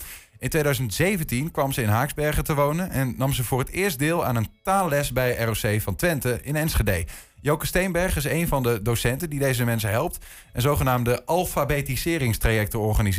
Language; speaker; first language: Dutch; native; Dutch